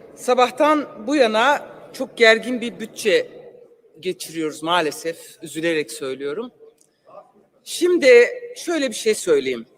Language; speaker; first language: Turkish; non-native, local second language; Kurdish